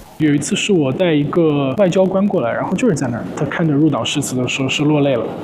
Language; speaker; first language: Chinese; early bilingual, other home language; Serbian